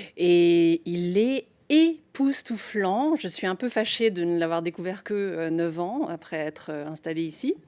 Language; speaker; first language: French; non-native, fluent; English